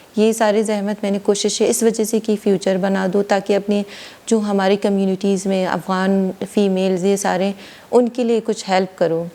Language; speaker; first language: Urdu; non-native, local second language; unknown